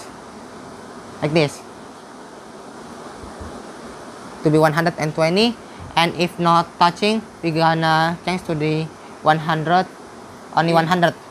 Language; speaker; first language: English; non-native, learner; Indonesian